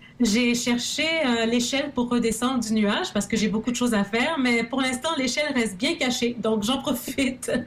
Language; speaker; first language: French; early bilingual, other home language; Haitian Creole